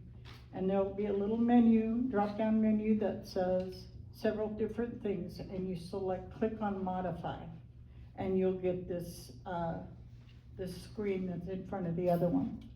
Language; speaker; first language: English; native; English